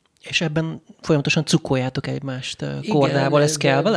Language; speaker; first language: Hungarian; native; Hungarian